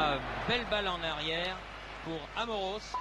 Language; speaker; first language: French; native; French